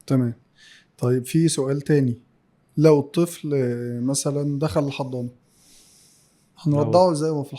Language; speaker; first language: Arabic; native; Arabic